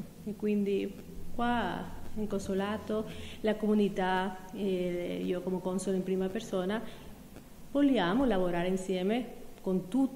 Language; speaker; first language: Italian; non-native, fluent; Spanish